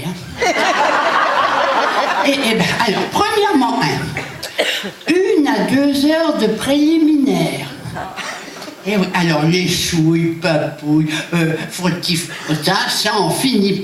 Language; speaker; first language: French; native; French